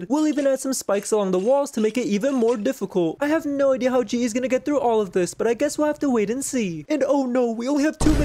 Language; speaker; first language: English; native; English